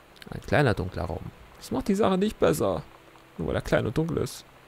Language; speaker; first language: German; native; German